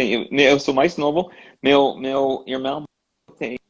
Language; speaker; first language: Portuguese; non-native, learner; English